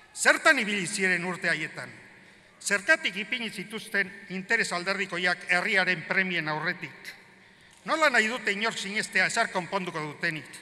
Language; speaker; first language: Basque; native; Basque